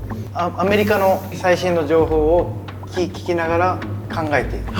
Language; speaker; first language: Japanese; native; Japanese